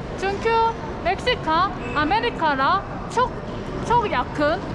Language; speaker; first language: Turkish; non-native, learner; Korean